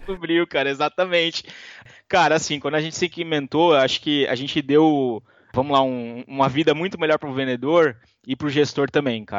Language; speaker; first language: Portuguese; native; Portuguese